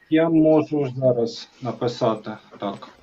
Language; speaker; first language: Ukrainian; non-native, local second language; Russian